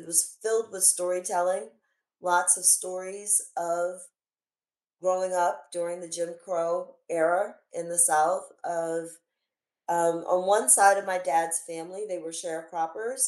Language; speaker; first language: English; native; English